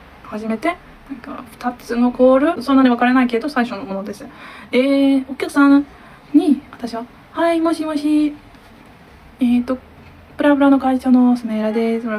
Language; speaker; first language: Japanese; non-native, learner; Turkish